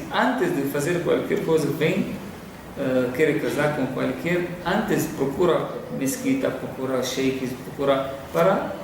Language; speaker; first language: Portuguese; non-native, fluent; Arabic